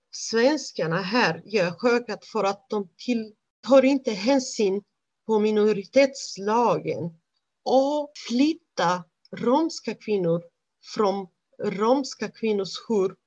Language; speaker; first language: Swedish; non-native, fluent; Romanian